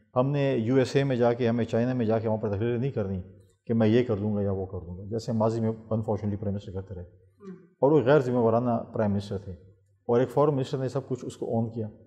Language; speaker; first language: Urdu; non-native, local second language; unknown